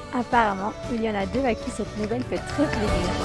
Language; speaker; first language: French; native; French